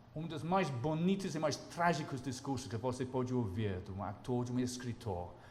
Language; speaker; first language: Portuguese; non-native, fluent; English